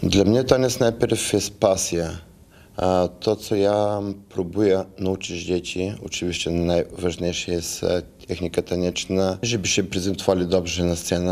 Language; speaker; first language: Polish; non-native, fluent; Bulgarian